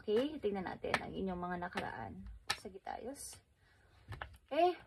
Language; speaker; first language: Filipino; native; Filipino